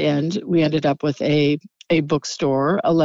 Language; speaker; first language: English; native; English